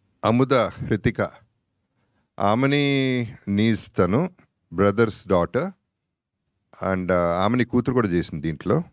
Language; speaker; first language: Telugu; native; Telugu